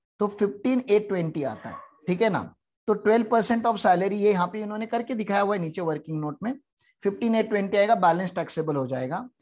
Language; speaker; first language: Hindi; native; Hindi